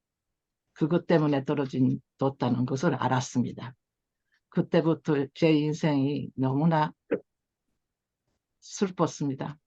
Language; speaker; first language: Korean; early bilingual, heritage; Korean